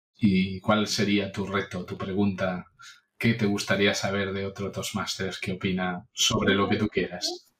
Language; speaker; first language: Spanish; non-native, local second language; Catalan